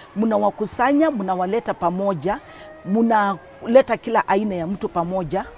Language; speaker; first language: Swahili; non-native, local second language; Kamba